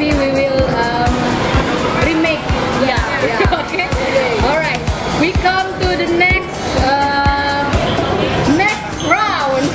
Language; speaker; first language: English; non-native, fluent; Indonesian